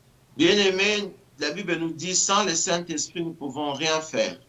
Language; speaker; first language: French; non-native, local second language; Lingala